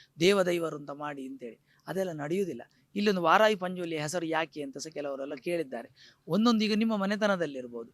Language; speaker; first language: Kannada; non-native, local second language; Tulu